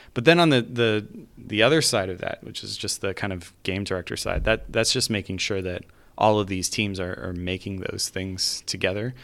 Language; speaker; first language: English; native; English